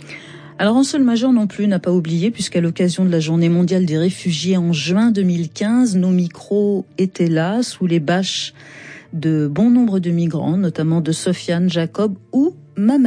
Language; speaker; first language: French; native; French